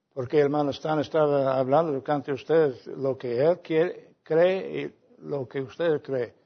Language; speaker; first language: Spanish; non-native, fluent; English